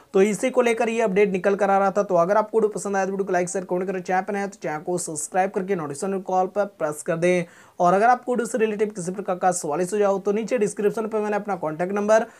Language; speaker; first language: Hindi; native; Hindi